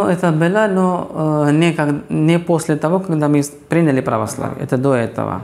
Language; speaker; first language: Russian; non-native, fluent; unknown